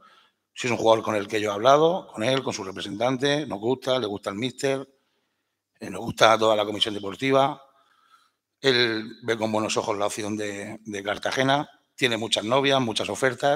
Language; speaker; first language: Spanish; native; Spanish